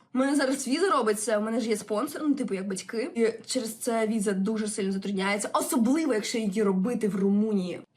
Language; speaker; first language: Ukrainian; non-native, local second language; Russian